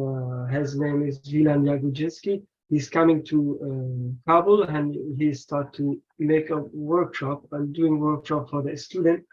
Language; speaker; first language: English; non-native, learner; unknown